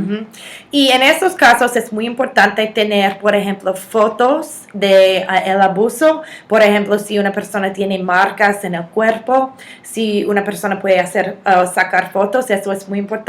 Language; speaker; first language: Spanish; non-native, fluent; English